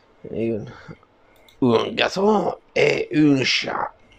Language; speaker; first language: French; non-native, learner; English